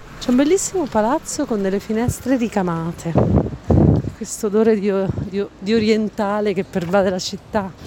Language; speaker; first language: Italian; native; Italian